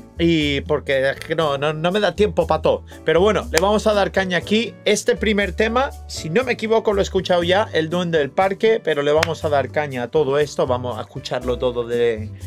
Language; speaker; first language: Spanish; non-native, fluent; English